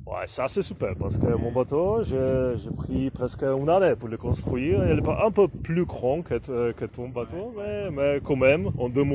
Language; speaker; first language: French; non-native, fluent; Czech